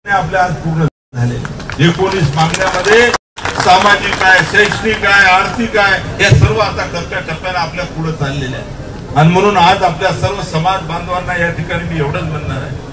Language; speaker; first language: Marathi; non-native, local second language; Lambadi